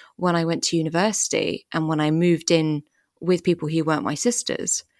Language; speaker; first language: English; early bilingual, other home language; French